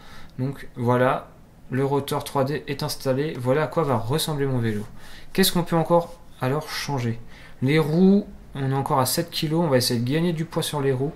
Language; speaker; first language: French; native; French